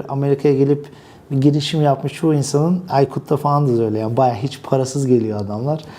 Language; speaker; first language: Turkish; early bilingual, other home language; English